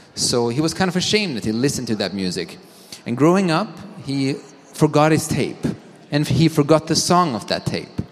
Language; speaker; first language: English; non-native, fluent; Swedish